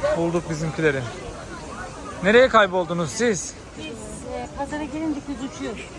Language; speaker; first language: Turkish; native; Turkish